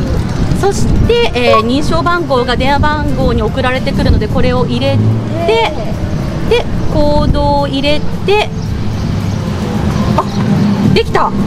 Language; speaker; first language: Japanese; native; Japanese